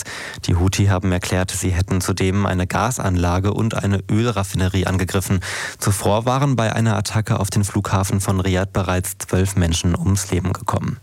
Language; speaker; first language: German; native; German